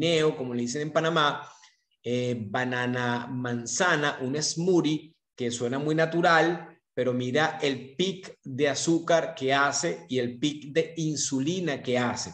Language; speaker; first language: Spanish; native; Spanish